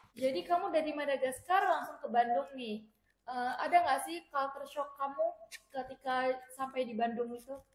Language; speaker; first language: Indonesian; native; Indonesian